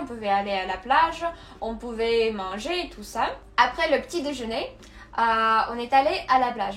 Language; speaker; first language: French; non-native, fluent; Russian